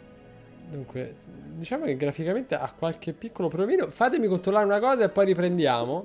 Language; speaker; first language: Italian; native; Italian